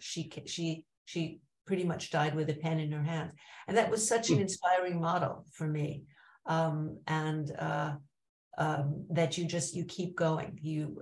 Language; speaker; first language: English; native; English